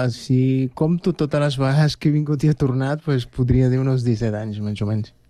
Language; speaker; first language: Catalan; non-native, fluent; Spanish